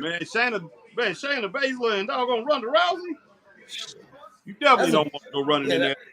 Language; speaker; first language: English; native; English